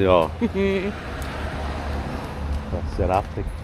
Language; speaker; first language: Finnish; non-native, learner; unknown